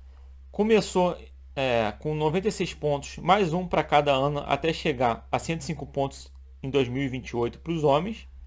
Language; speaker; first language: Portuguese; native; Portuguese